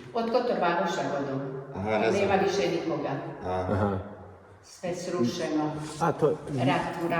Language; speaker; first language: Croatian; native; Croatian